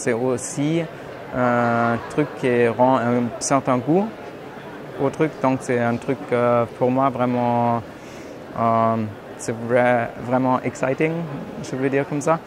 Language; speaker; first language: French; non-native, fluent; German